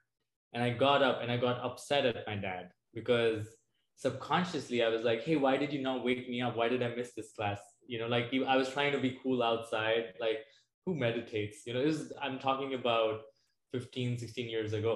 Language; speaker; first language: English; non-native, local second language; Hindi